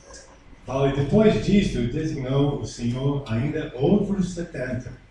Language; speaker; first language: Portuguese; non-native, fluent; English